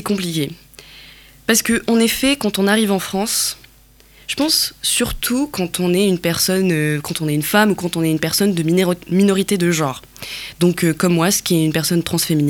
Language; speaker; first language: French; non-native, local second language; Kabyle